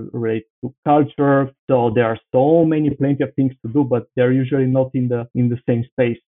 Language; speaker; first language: English; non-native, fluent; Bulgarian